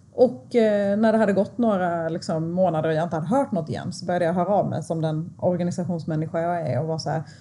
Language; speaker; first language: Swedish; early bilingual, other home language; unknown